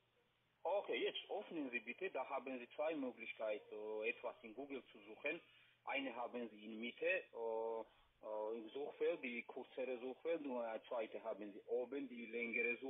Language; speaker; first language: German; non-native, learner; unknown